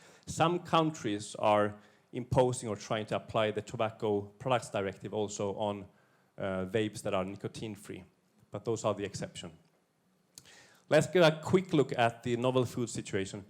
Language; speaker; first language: English; non-native, fluent; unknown